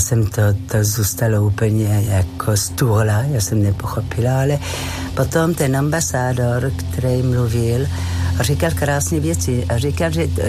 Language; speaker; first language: Czech; non-native, fluent; French